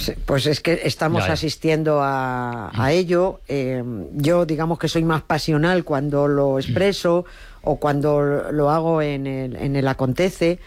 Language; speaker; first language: Spanish; native; Spanish